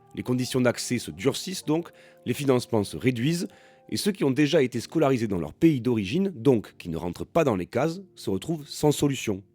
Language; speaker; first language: French; native; French